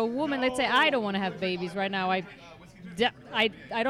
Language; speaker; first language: English; non-native, fluent; Hebrew